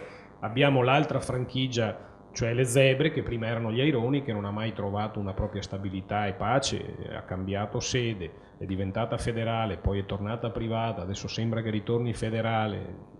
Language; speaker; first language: Italian; native; Italian